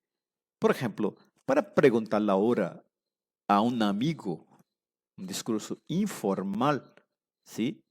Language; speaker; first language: Spanish; non-native, fluent; Portuguese